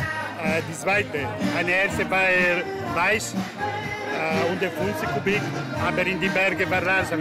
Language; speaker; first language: German; non-native, learner; Italian